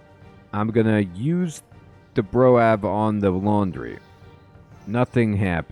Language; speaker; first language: English; native; English